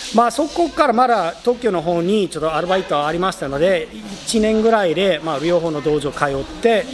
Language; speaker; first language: Japanese; non-native, fluent; English